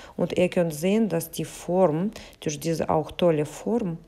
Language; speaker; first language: German; non-native, fluent; Russian